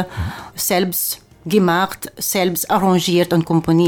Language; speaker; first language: German; non-native, fluent; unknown